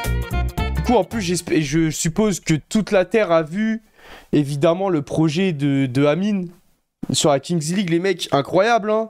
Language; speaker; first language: French; native; French